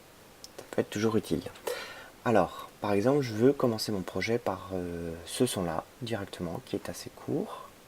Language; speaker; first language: French; native; French